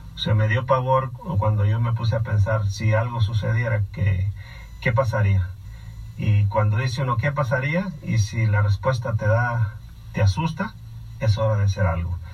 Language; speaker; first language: Spanish; native; Spanish